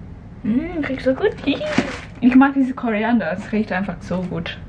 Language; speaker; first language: German; non-native, fluent; Cantonese